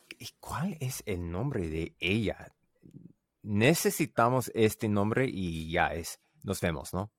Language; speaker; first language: Spanish; non-native, learner; English